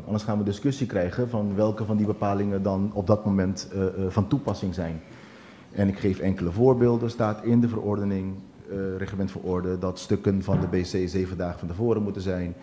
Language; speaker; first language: Dutch; non-native, local second language; Papiamento